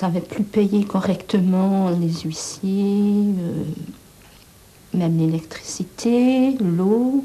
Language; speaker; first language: French; native; French